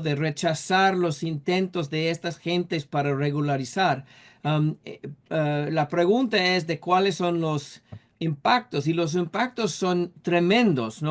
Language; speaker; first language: Spanish; non-native, fluent; English